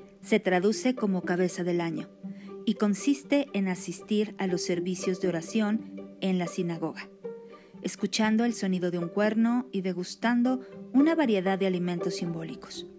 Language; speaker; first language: Spanish; native; Spanish